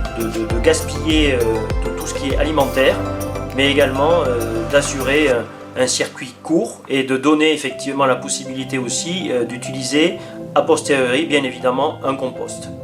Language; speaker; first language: French; native; French